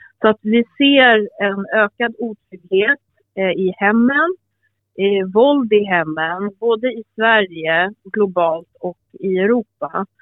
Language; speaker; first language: Swedish; early bilingual, other home language; Albanian